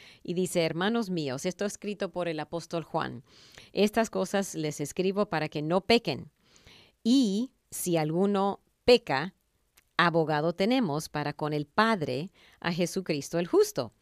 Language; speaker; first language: Spanish; native; Spanish